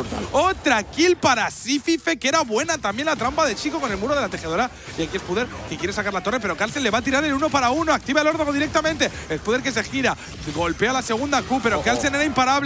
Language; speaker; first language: Spanish; native; Spanish